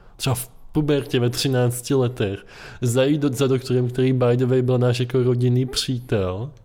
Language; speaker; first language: Czech; native; Czech